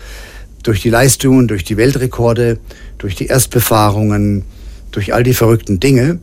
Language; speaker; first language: German; native; German